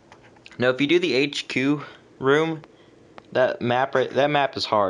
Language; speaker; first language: English; native; English